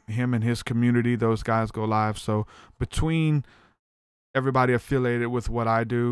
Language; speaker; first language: English; native; English